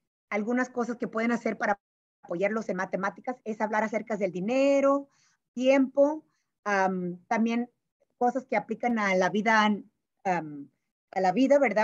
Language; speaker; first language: Spanish; early bilingual, heritage; Spanish